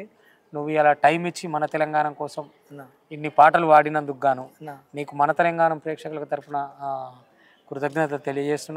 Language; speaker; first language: Telugu; native; Telugu